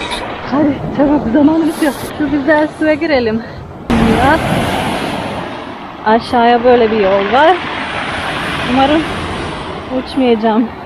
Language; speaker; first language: Turkish; non-native, fluent; Slovenian